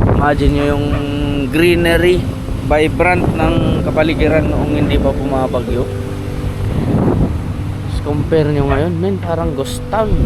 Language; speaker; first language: Filipino; non-native, local second language; Iloko